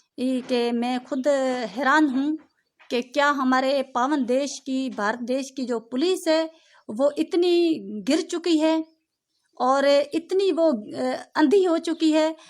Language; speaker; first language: Urdu; non-native, local second language; Sindhi